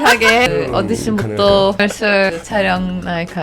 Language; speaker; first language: Korean; non-native, fluent; Portuguese